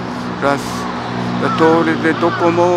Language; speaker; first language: Spanish; non-native, learner; Japanese